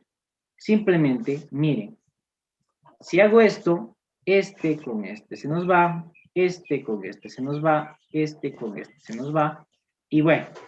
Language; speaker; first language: Spanish; native; Spanish